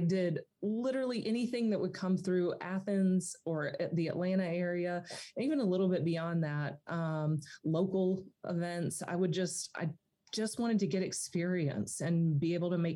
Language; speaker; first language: English; native; English